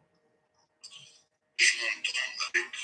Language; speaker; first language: French; non-native, learner; English